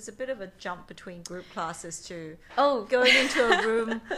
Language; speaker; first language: English; non-native, local second language; Cantonese